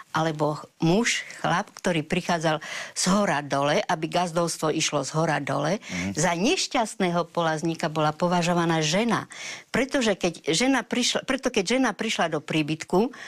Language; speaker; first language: Slovak; native; Slovak